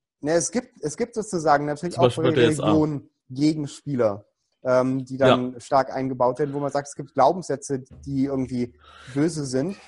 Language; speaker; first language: German; native; German